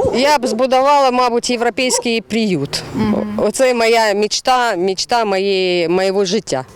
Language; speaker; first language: Ukrainian; non-native, learner; Uzbek